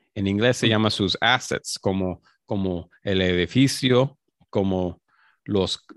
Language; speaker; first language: Spanish; early bilingual, heritage; Spanish